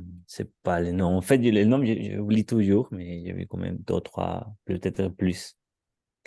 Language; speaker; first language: French; non-native, learner; Spanish